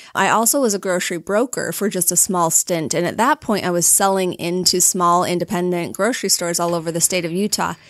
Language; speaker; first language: English; native; English